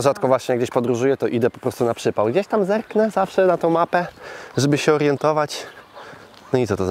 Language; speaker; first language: Polish; native; Polish